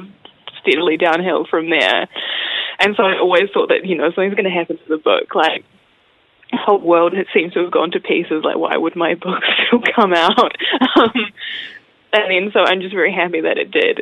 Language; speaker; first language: English; native; English